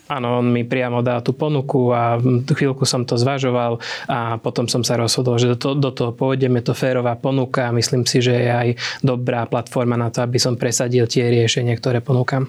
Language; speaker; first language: Slovak; non-native, local second language; Hungarian